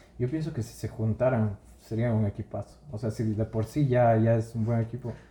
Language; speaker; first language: Spanish; native; Spanish